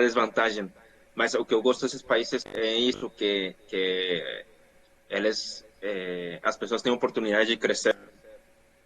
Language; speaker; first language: Portuguese; non-native, fluent; Spanish